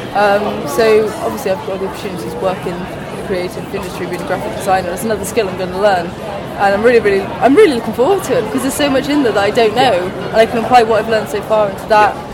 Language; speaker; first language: English; native; English